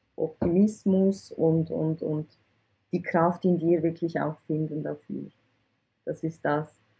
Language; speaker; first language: German; early bilingual, other home language; Persian